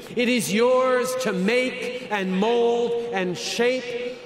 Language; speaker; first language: English; native; English